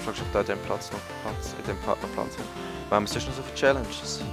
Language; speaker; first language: German; native; German